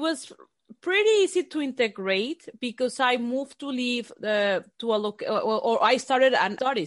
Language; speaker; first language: English; non-native, fluent; Spanish